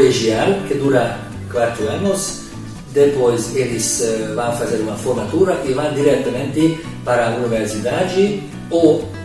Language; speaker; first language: Portuguese; non-native, learner; Hungarian